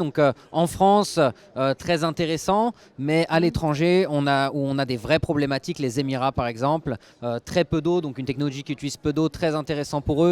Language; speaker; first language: French; native; French